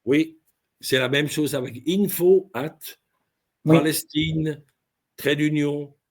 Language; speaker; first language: French; non-native, local second language; German